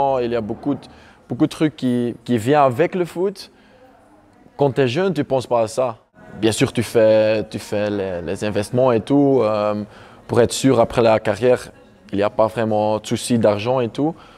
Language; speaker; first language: French; non-native, local second language; Dutch